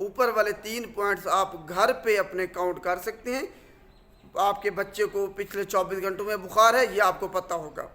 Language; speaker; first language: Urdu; non-native, local second language; Punjabi